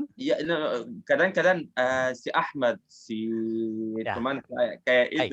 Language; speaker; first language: Indonesian; non-native, learner; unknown